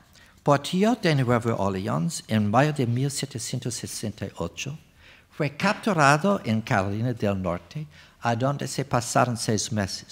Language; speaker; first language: Spanish; non-native, fluent; English